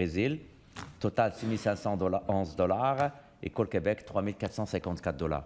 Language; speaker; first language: French; native; French